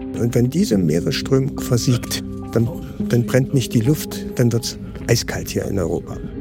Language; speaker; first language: German; native; German